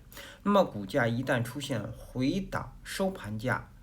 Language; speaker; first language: Chinese; native; Chinese